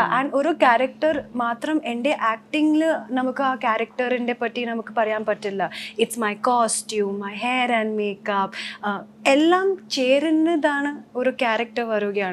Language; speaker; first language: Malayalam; non-native, local second language; Hindi